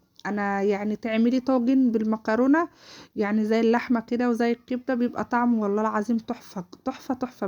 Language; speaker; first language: Arabic; native; Arabic